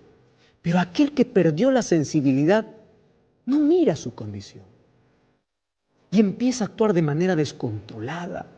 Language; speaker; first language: Spanish; native; Spanish